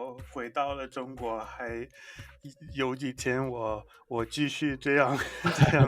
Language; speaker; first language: Chinese; non-native, fluent; English